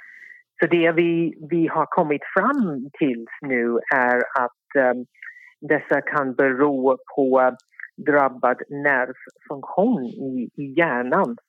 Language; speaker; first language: Swedish; non-native, fluent; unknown